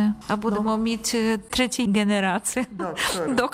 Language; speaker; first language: Czech; non-native, learner; Ukrainian